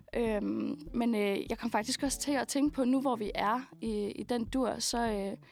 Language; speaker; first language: Danish; native; Danish